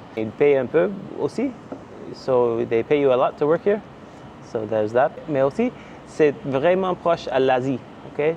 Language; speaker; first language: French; non-native, local second language; English